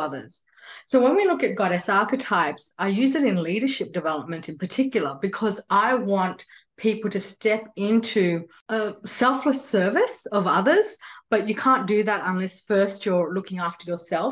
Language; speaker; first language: English; non-native, local second language; Hindi